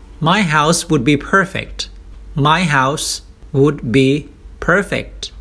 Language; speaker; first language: English; non-native, fluent; Thai